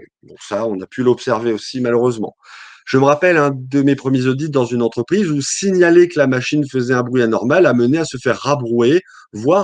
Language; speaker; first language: French; native; French